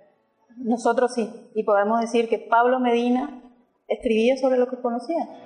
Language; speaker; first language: Spanish; native; Spanish